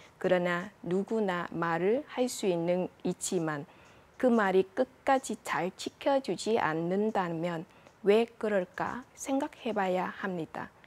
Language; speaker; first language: Korean; non-native, fluent; Vietnamese